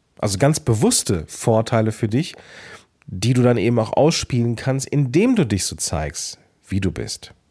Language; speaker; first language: German; native; German